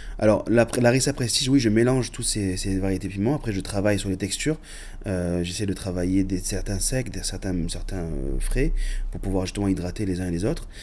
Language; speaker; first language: French; early bilingual, other home language; Arabic